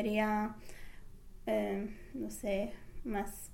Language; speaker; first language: Spanish; non-native, fluent; English